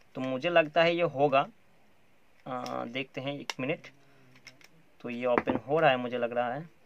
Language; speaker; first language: Hindi; non-native, local second language; Bangla